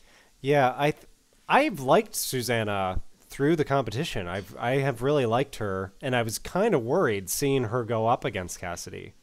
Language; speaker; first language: English; native; English